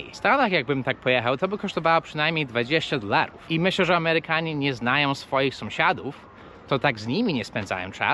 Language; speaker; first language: Polish; non-native, fluent; English